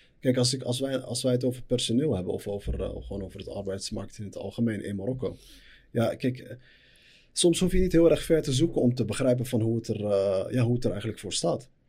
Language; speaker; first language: Dutch; early bilingual, other home language; Arabic